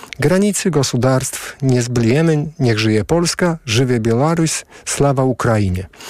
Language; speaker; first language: Polish; native; Polish